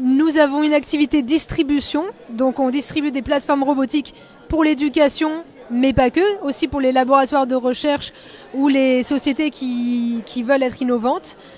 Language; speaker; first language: French; native; French